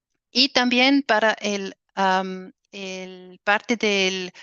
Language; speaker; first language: Spanish; non-native, fluent; German